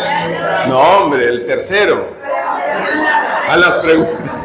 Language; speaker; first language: Spanish; native; Spanish